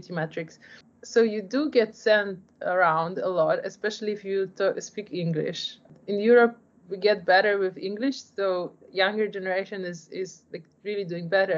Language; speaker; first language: English; non-native, fluent; Polish